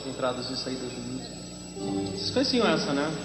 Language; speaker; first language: Portuguese; native; Portuguese